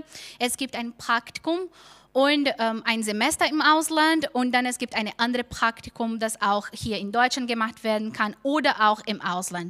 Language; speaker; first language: German; non-native, fluent; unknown